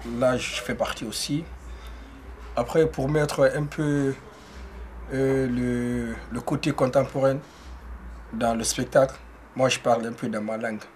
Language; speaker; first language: French; non-native, local second language; Susu